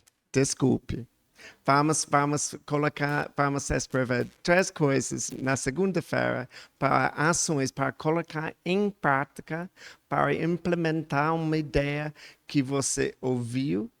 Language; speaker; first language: Portuguese; non-native, learner; English